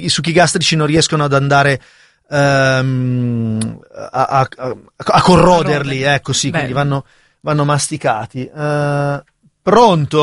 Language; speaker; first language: Italian; native; Italian